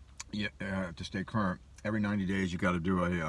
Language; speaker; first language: English; native; English